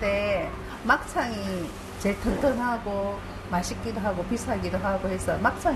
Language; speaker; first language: Korean; native; Korean